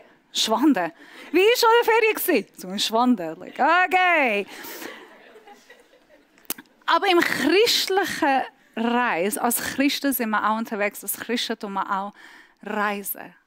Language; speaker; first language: German; non-native, fluent; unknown